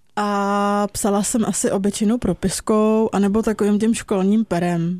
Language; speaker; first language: Czech; native; Czech